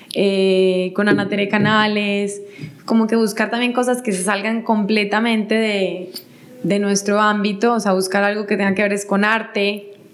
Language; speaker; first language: Spanish; native; Spanish